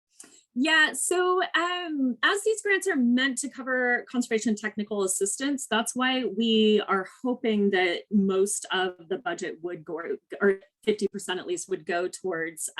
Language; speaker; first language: English; native; English